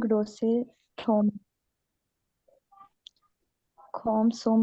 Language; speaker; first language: German; non-native, learner; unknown